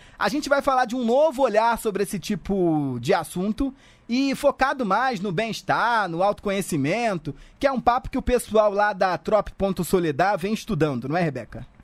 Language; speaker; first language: Portuguese; native; Portuguese